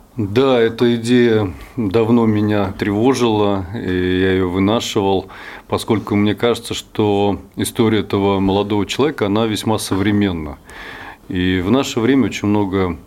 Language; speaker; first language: Russian; native; Russian